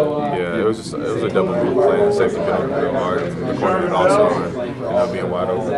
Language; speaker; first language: English; native; English